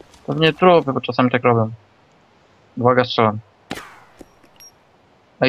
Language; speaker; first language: Polish; native; Polish